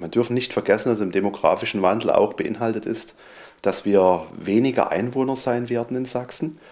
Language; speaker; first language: German; native; German